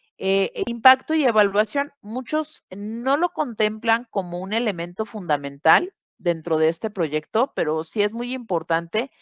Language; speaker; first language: Spanish; native; Spanish